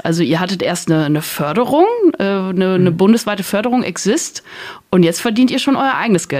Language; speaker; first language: German; native; German